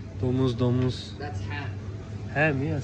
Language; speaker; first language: English; non-native, learner; Turkish